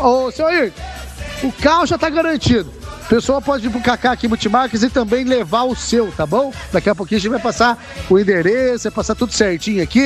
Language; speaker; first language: Portuguese; native; Portuguese